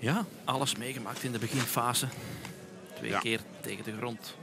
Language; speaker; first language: Dutch; native; Dutch